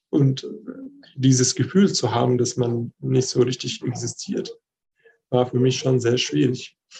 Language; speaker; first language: German; non-native, fluent; Arabic